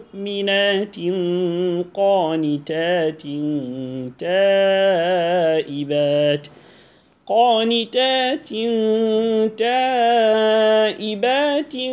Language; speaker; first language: Arabic; non-native, fluent; Hausa